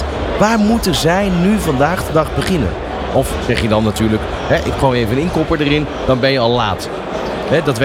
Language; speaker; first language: Dutch; native; Dutch